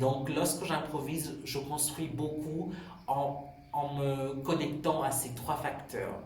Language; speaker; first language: French; non-native, local second language; Swahili